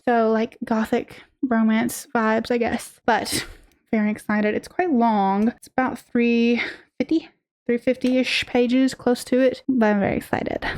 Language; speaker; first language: English; native; English